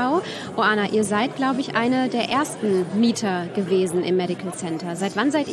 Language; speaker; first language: German; native; German